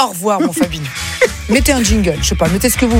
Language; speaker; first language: French; native; French